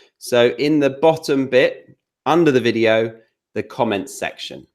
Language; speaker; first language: English; native; English